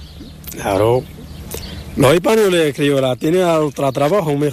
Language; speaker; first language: Spanish; non-native, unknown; Arabic